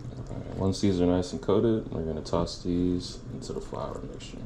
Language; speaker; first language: English; native; English